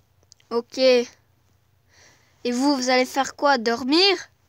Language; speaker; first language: French; native; French